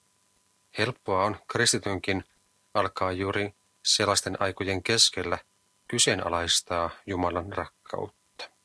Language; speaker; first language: Finnish; native; Finnish